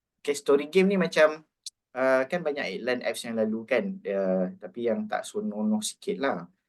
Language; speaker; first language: Malay; native; Malay